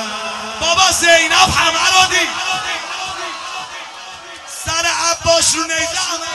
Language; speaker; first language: Persian; native; Persian